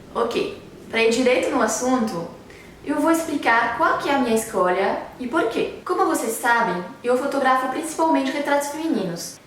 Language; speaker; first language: Portuguese; non-native, fluent; French